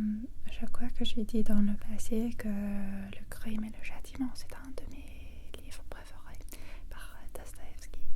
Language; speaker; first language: French; non-native, fluent; English